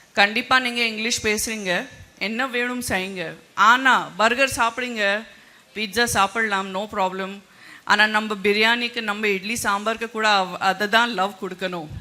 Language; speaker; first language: Tamil; non-native, fluent; Gujarati